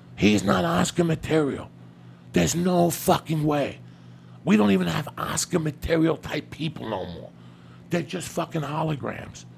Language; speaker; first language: English; non-native, fluent; Spanish